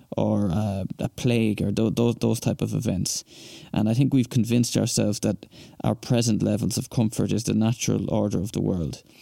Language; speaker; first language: English; native; English